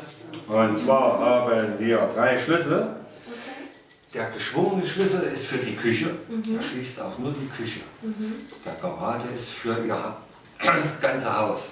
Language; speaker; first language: German; native; German